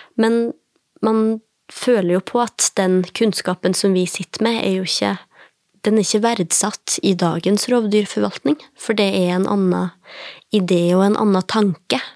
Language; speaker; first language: Norwegian; native; Norwegian